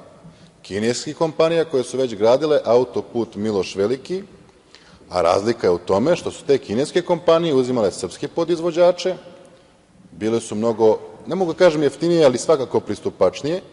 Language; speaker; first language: Serbian; native; Serbian